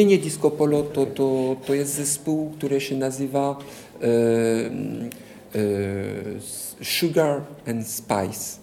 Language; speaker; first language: Polish; non-native, fluent; French